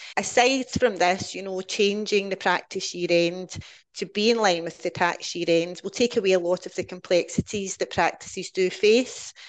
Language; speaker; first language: English; native; English